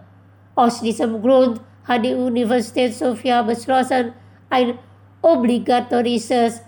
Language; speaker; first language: German; non-native, fluent; Indonesian